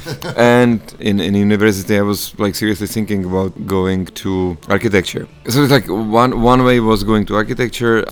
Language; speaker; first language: English; non-native, fluent; Czech